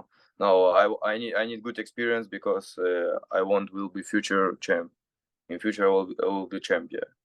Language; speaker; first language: English; non-native, learner; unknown